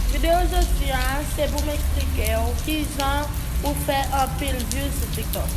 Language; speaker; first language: French; non-native, learner; Haitian Creole